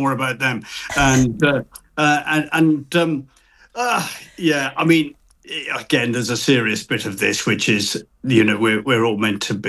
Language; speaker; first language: English; native; English